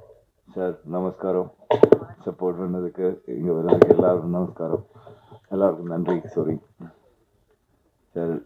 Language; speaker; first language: Tamil; non-native, learner; Kannada